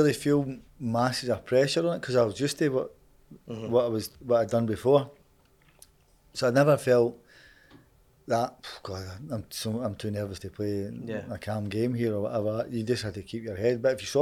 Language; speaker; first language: English; native; English